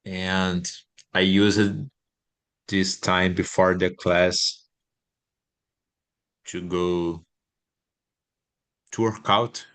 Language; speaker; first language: English; non-native, learner; Portuguese